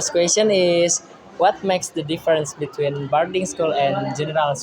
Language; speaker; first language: English; non-native, learner; Indonesian